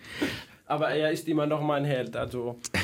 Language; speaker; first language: German; non-native, fluent; Kurdish